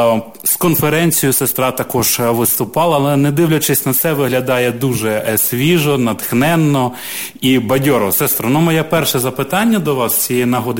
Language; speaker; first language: Ukrainian; native; Ukrainian